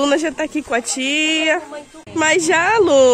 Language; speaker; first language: Portuguese; native; Portuguese